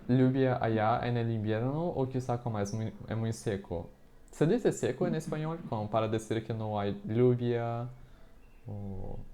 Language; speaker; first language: Spanish; non-native, fluent; Portuguese